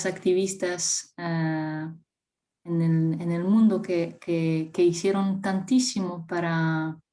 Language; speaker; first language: Spanish; non-native, fluent; French